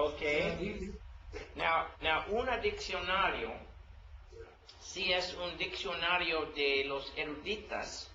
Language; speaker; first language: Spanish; non-native, learner; English